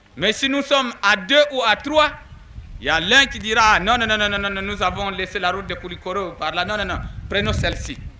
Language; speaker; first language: French; non-native, local second language; Kongo